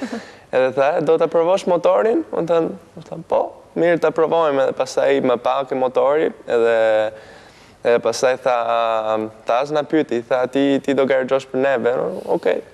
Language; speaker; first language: Albanian; early bilingual, heritage; Albanian